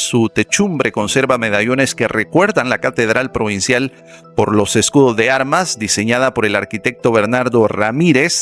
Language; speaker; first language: Spanish; native; Spanish